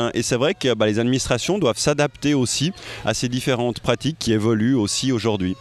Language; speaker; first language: French; native; French